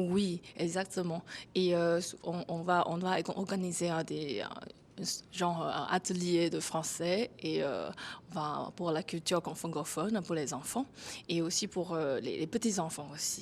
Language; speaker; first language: French; non-native, fluent; Chinese